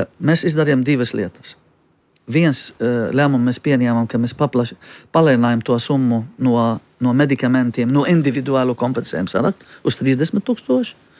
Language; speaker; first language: Latvian; non-native, fluent; Arabic